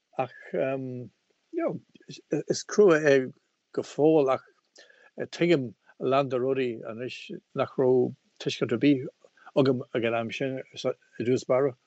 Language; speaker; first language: Irish; non-native, local second language; English